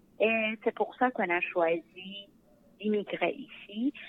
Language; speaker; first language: French; non-native, learner; Persian